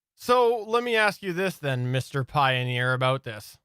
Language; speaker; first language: English; native; English